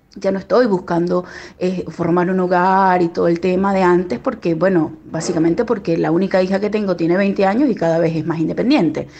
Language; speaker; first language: Spanish; native; Spanish